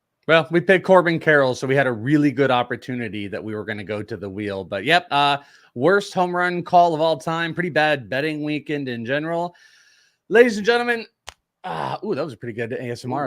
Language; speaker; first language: English; native; English